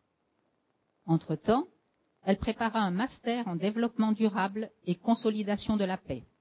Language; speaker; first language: French; native; French